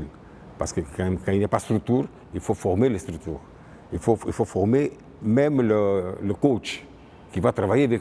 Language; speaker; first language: French; non-native, fluent; Portuguese